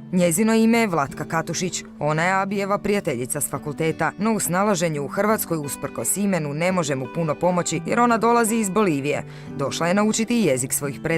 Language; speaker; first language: Croatian; native; Croatian